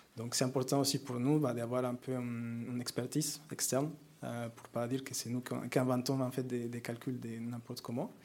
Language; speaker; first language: French; non-native, fluent; Spanish